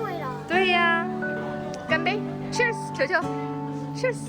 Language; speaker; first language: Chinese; native; Chinese